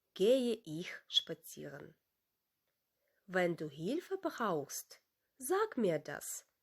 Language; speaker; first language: German; non-native, fluent; Ukrainian